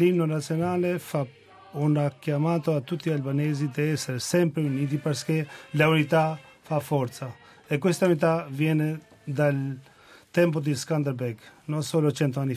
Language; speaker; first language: Italian; non-native, fluent; Albanian